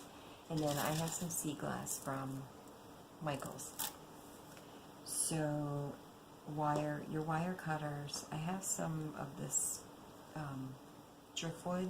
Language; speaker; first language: English; native; English